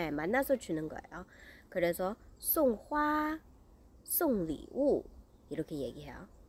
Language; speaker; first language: Korean; non-native, learner; Chinese